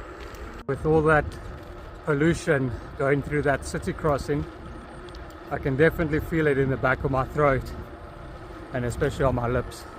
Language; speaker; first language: English; native; English